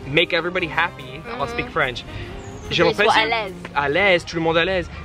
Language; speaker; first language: English; native; English